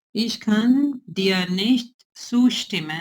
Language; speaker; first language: German; non-native, learner; Urdu